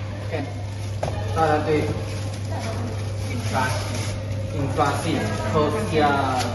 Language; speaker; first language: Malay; non-native, local second language; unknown